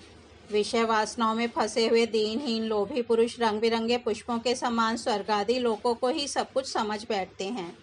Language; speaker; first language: Hindi; native; Hindi